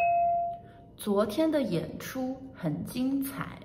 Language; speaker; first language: Chinese; native; Chinese